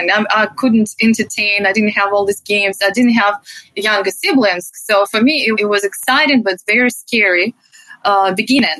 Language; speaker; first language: English; non-native, fluent; Russian